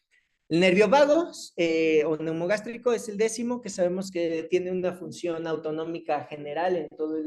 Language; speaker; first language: Spanish; native; Spanish